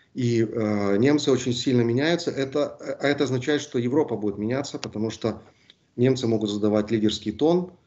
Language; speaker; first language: Russian; native; Russian